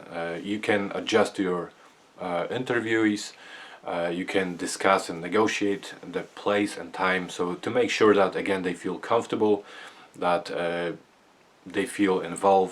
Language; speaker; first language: English; non-native, fluent; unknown